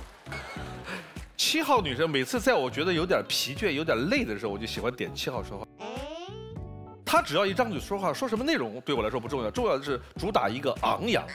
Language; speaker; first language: Chinese; native; Chinese